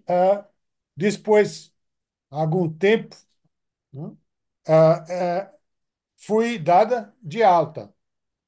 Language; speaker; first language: Portuguese; non-native, fluent; French